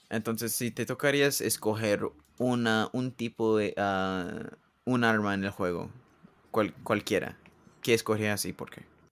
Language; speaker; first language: Spanish; early bilingual, heritage; Spanish